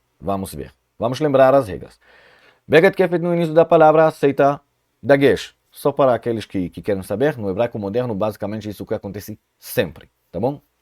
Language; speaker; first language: Portuguese; non-native, fluent; Hebrew